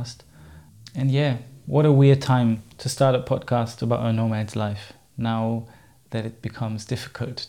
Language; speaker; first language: English; non-native, fluent; German